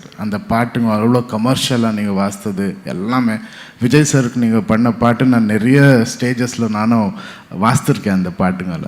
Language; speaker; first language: Tamil; non-native, local second language; Kannada